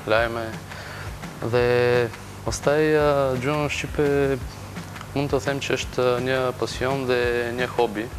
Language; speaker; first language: Albanian; non-native, learner; Bulgarian